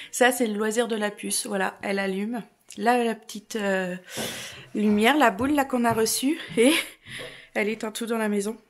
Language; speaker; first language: French; native; French